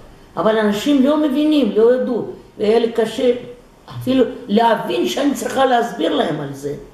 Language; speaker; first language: Hebrew; non-native, fluent; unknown